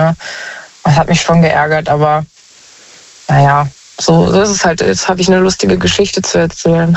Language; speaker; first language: German; native; German